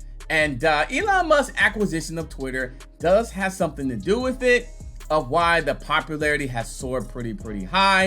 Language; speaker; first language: English; native; English